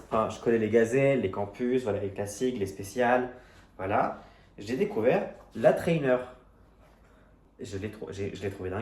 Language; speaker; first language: French; native; French